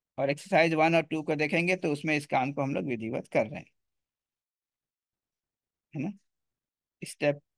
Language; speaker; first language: Hindi; native; Hindi